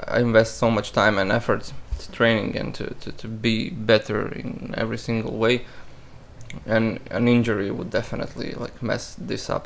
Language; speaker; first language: English; non-native, fluent; Croatian